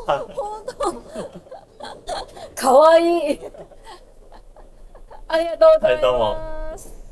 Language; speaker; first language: Japanese; non-native, fluent; Cantonese